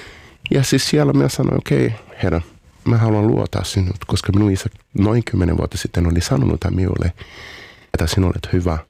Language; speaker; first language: Finnish; non-native, fluent; Portuguese